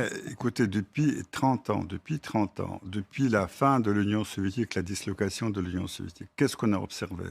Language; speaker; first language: French; non-native, fluent; Russian